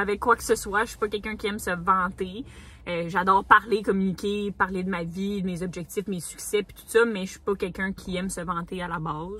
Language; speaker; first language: French; native; French